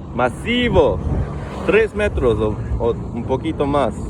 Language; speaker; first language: Spanish; non-native, learner; English